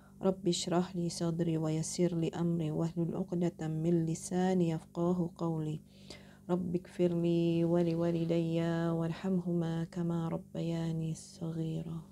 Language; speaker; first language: Arabic; non-native, learner; Indonesian